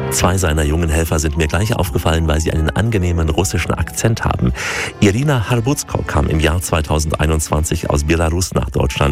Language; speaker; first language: German; native; German